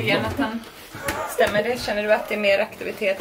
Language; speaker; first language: Swedish; native; Swedish